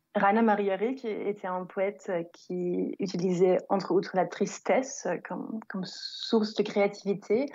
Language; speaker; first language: French; non-native, fluent; German